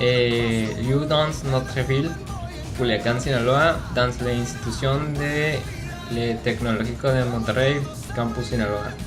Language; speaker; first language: French; non-native, learner; Spanish